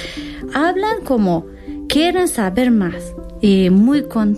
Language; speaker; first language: Spanish; non-native, learner; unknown